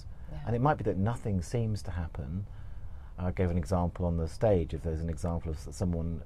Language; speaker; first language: English; native; English